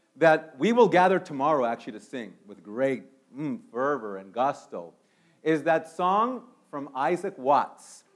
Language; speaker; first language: English; early bilingual, other home language; Spanish